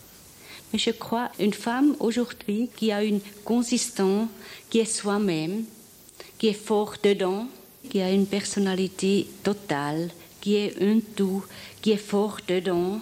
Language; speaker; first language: French; non-native, fluent; German